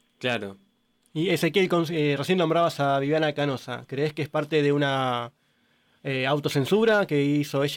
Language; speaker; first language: Spanish; native; Spanish